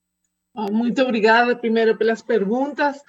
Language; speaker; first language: Portuguese; non-native, fluent; Spanish